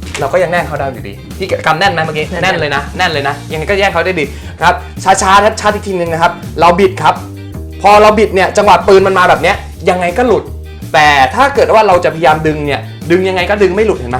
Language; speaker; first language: Thai; native; Thai